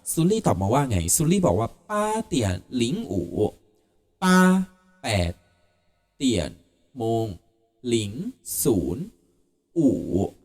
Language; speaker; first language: Chinese; non-native, fluent; Thai